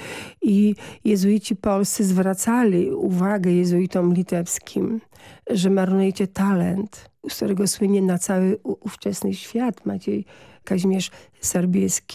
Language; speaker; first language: Polish; native; Polish